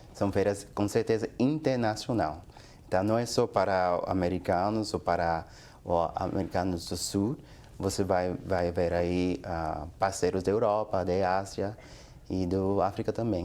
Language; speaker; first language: Portuguese; non-native, fluent; English